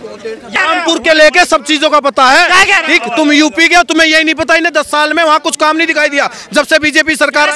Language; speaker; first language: Hindi; native; Hindi